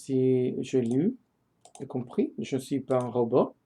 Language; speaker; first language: French; non-native, learner; English